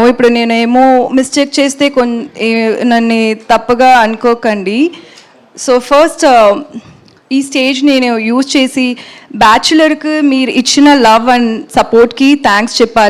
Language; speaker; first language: Telugu; non-native, local second language; Tamil